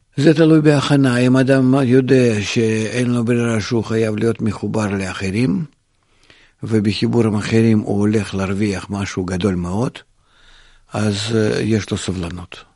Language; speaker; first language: Hebrew; non-native, fluent; Russian